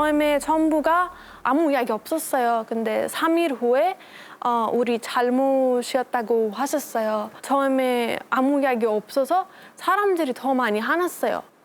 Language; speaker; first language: Korean; non-native, fluent; Persian